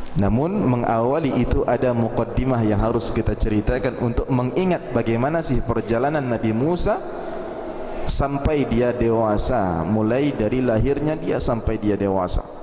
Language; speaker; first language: Malay; native; Malay